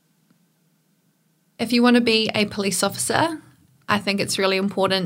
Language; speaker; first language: English; native; English